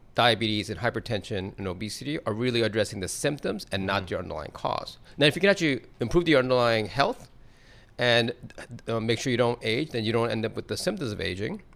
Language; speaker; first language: English; native; English